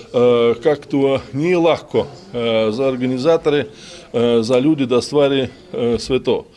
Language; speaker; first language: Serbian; non-native, learner; Russian